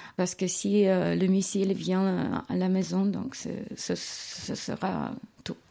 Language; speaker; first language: French; non-native, fluent; Ukrainian